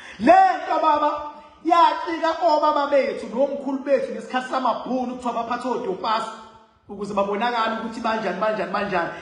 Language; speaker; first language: Zulu; native; Zulu